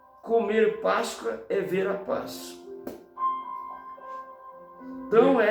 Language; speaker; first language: Portuguese; native; Portuguese